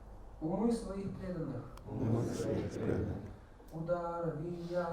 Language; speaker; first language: Russian; native; Russian